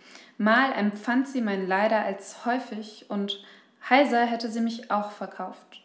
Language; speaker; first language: German; native; German